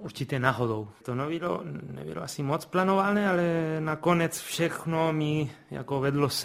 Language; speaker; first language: Czech; non-native, fluent; Spanish